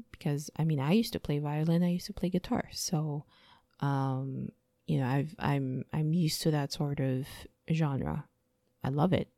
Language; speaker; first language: English; native; English